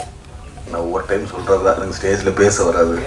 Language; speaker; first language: Tamil; native; Tamil